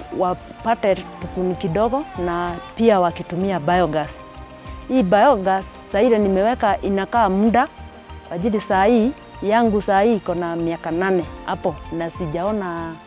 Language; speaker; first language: Swahili; non-native, local second language; Meru